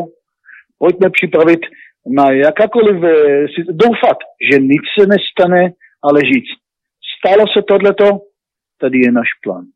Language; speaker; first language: Czech; non-native, learner; Hebrew